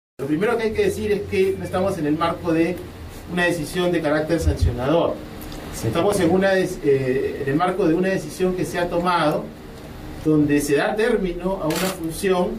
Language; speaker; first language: Spanish; native; Spanish